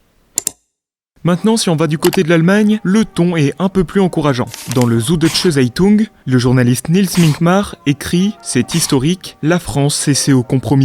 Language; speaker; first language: French; native; French